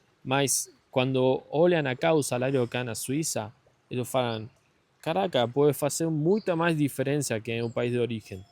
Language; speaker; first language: Portuguese; non-native, learner; Spanish